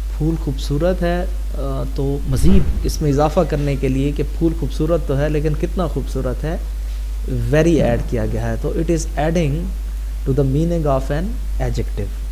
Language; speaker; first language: Urdu; non-native, local second language; Saraiki